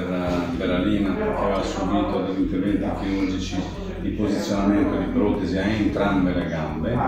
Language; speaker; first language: Italian; native; Italian